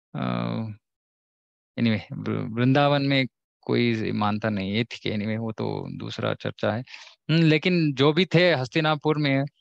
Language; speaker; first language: Hindi; non-native, local second language; Kannada